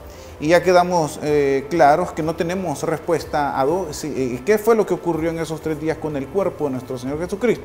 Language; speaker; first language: Spanish; native; Spanish